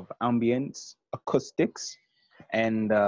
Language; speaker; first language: English; non-native, local second language; Nyanja